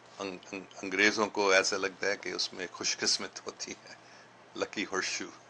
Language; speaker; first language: Urdu; early bilingual, other home language; English